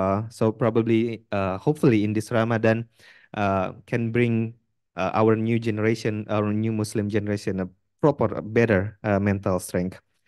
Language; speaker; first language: English; non-native, fluent; Indonesian